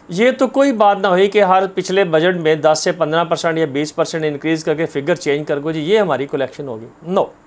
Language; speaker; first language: Urdu; non-native, local second language; Punjabi